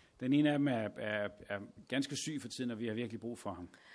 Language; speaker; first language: Danish; native; Danish